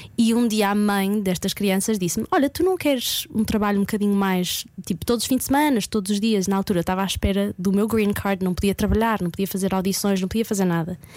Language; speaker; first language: Portuguese; native; Portuguese